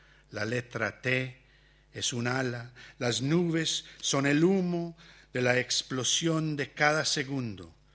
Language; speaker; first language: Spanish; early bilingual, heritage; Spanish